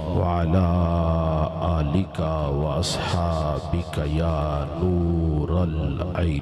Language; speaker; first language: Urdu; non-native, local second language; Punjabi